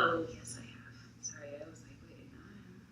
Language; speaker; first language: English; native; English